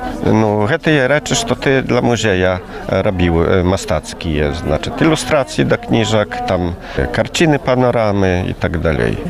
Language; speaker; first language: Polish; non-native, local second language; Belarusian